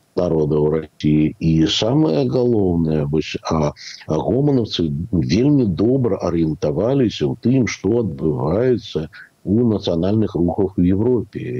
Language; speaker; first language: Belarusian; native; Belarusian